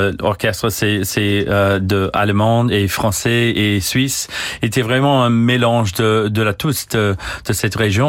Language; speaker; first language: French; non-native, learner; English